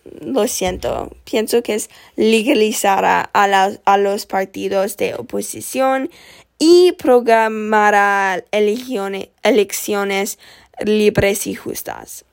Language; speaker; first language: Spanish; non-native, learner; English